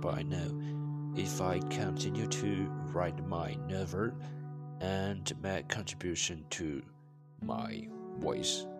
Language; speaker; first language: English; non-native, learner; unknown